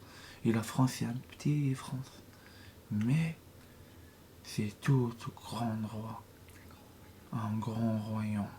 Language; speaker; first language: French; non-native, learner; Arabic